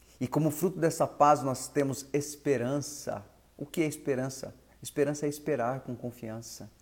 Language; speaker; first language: Portuguese; native; Portuguese